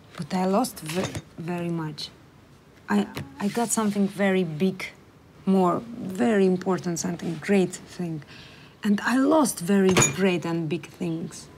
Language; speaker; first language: English; non-native, learner; Russian